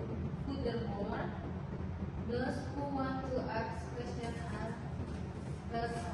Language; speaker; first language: English; non-native, learner; Indonesian